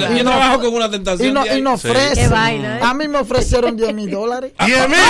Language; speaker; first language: Spanish; native; Spanish